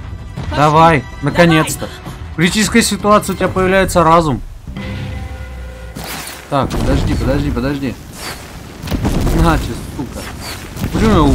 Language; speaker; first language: Russian; native; Russian